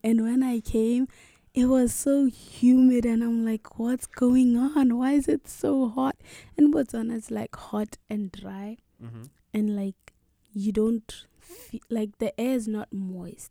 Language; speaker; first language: English; non-native, local second language; Tswana